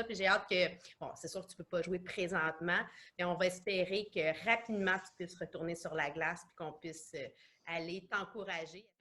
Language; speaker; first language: French; native; French